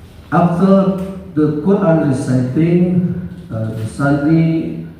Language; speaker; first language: English; non-native, learner; Indonesian